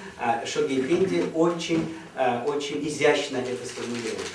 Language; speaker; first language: Russian; native; Russian